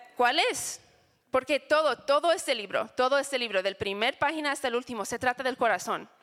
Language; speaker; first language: Spanish; non-native, fluent; English